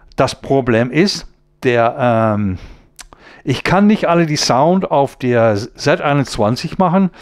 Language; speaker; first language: German; non-native, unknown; English